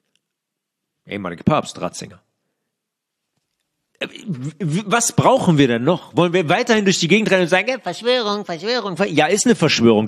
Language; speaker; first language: German; native; German